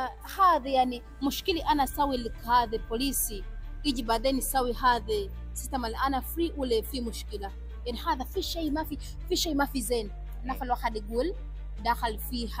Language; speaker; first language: Arabic; non-native, learner; Ganda